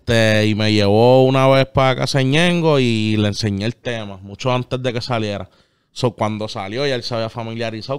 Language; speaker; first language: Spanish; native; Spanish